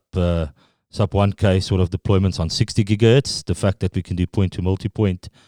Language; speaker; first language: English; non-native, local second language; Afrikaans